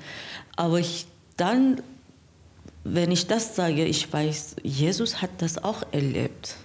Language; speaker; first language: German; non-native, learner; Persian